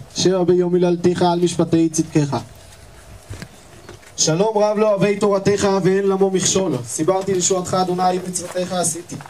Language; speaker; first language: Hebrew; native; Hebrew